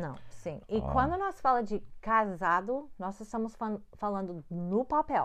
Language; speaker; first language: Portuguese; non-native, learner; English